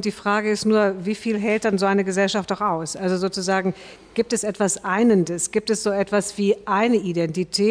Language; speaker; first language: German; native; German